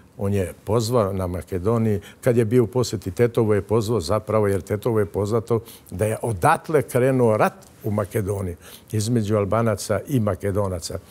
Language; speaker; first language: Bosnian; non-native, local second language; Albanian